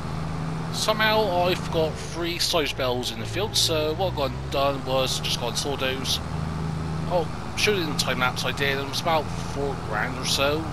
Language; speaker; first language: English; native; English